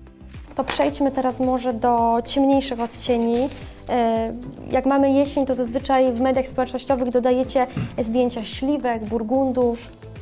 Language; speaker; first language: Polish; native; Polish